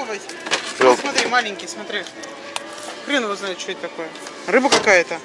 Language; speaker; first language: Russian; native; Russian